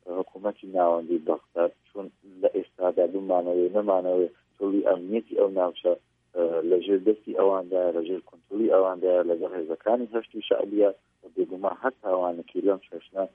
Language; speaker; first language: Central Kurdish; native; Central Kurdish